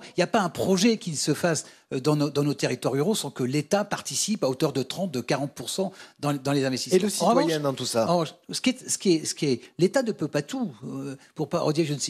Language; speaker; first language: French; native; French